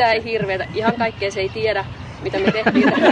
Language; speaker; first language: Finnish; native; Finnish